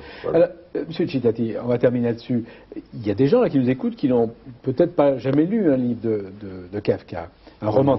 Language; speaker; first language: French; native; French